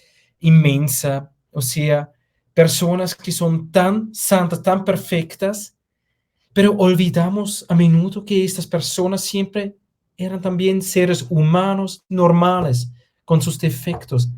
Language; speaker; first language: Spanish; non-native, fluent; German